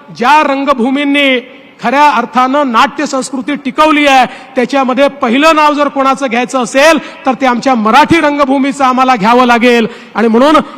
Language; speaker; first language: Marathi; native; Marathi